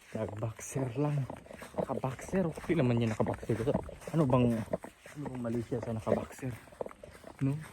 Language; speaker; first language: Filipino; non-native, local second language; Cebuano